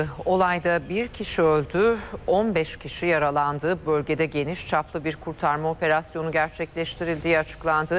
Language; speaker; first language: Turkish; native; Turkish